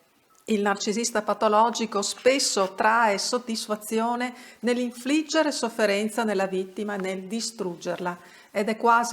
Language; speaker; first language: Italian; native; Italian